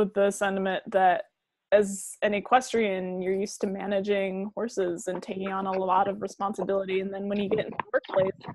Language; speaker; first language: English; native; English